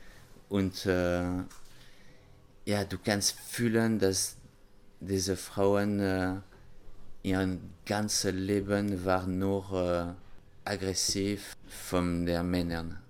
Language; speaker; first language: German; non-native, learner; French